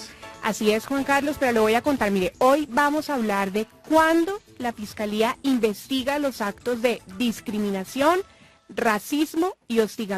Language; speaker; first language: Spanish; native; Spanish